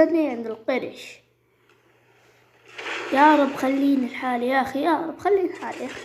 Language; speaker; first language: Arabic; native; Arabic